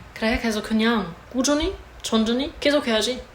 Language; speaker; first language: Korean; non-native, learner; German